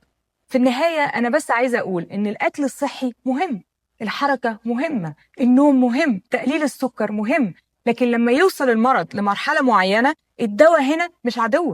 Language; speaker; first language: Arabic; native; Arabic